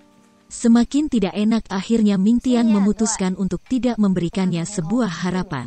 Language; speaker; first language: Indonesian; native; Indonesian